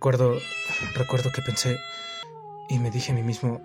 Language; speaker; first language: Spanish; native; Spanish